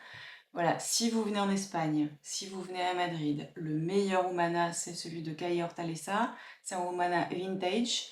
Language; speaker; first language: French; native; French